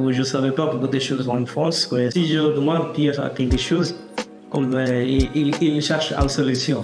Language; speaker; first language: French; non-native, learner; Bangla